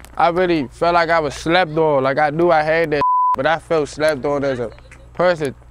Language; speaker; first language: English; native; English